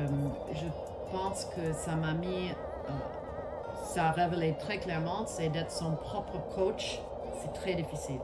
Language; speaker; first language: French; non-native, fluent; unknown